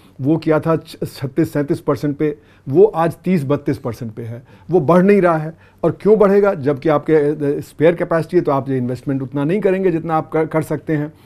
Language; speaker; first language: Hindi; native; Hindi